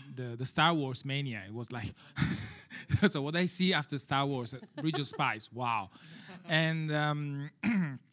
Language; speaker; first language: English; non-native, fluent; Italian